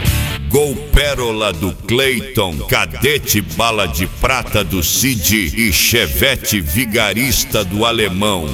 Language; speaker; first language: Portuguese; native; Portuguese